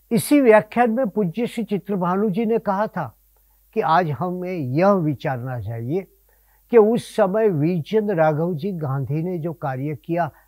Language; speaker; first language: Hindi; non-native, local second language; Gujarati